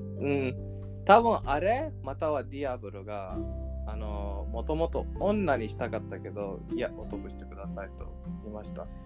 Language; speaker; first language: Japanese; non-native, learner; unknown